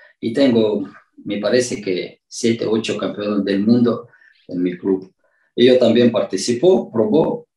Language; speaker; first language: Spanish; non-native, learner; Romanian